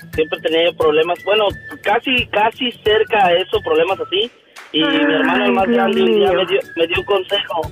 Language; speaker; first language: Spanish; native; Spanish